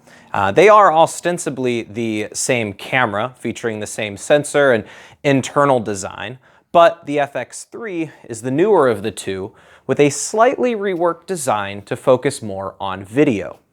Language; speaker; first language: English; native; English